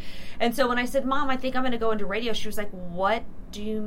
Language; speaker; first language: English; native; English